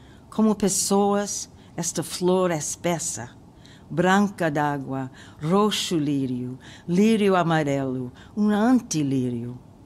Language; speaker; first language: Portuguese; non-native, fluent; English